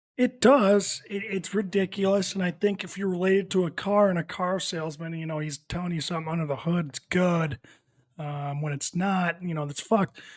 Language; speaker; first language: English; native; English